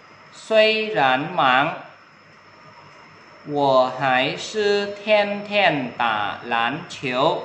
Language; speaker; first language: Chinese; non-native, fluent; Vietnamese